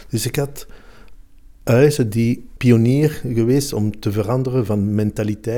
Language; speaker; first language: Dutch; non-native, local second language; Italian